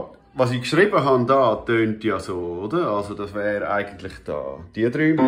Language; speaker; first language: German; native; German